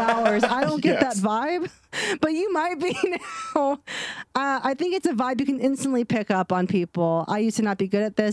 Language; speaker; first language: English; native; English